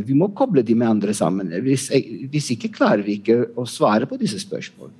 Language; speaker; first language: Norwegian; non-native, fluent; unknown